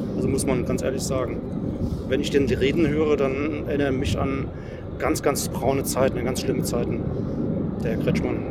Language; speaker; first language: German; native; German